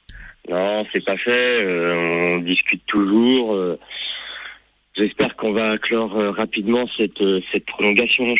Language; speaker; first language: French; native; French